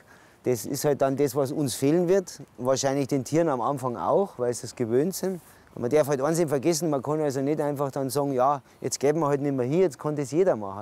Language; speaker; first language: German; native; German